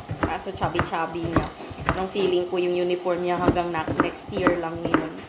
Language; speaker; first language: Filipino; non-native, local second language; Cebuano